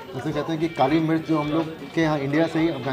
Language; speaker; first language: Hindi; native; Hindi